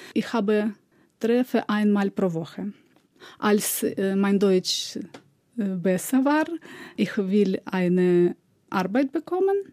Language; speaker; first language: German; non-native, learner; Russian